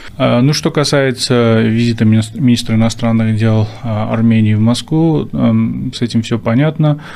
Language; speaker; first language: Russian; non-native, local second language; Armenian